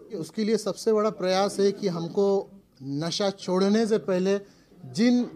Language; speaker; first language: Hindi; native; Hindi